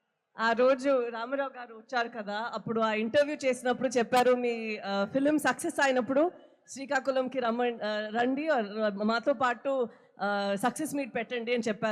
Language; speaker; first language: Telugu; non-native, fluent; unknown